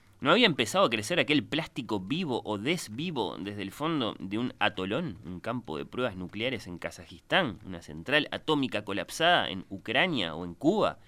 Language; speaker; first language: Spanish; native; Spanish